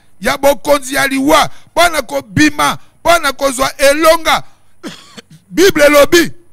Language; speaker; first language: Lingala; non-native, local second language; Mongo